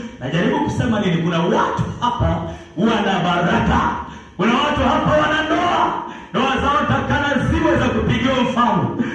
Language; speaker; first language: Swahili; non-native, local second language; Luyia